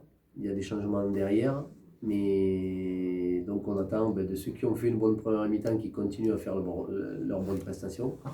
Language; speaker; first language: French; native; French